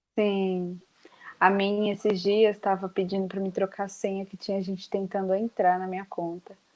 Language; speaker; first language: Portuguese; native; Portuguese